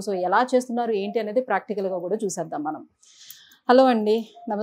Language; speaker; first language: Telugu; native; Telugu